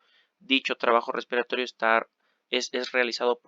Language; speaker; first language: Spanish; native; Spanish